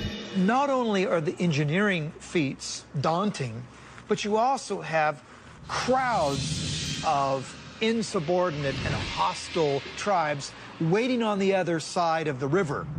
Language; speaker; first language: English; native; English